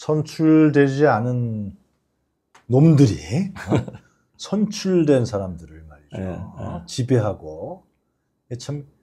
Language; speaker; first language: Korean; native; Korean